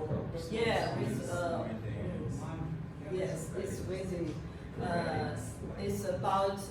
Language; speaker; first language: English; non-native, learner; Chinese